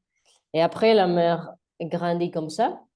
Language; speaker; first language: French; non-native, learner; Spanish